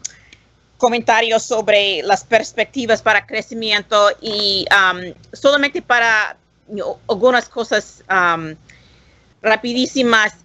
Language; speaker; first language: Spanish; non-native, learner; English